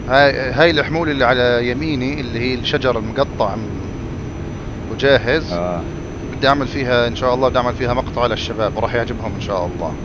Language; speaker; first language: Arabic; native; Arabic